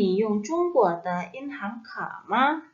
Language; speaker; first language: Chinese; non-native, fluent; Indonesian